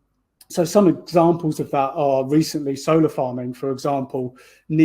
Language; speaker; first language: English; native; English